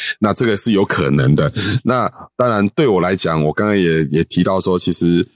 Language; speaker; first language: Chinese; native; Chinese